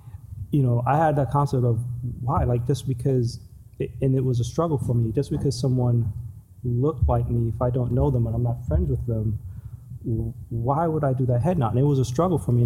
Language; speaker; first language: English; native; English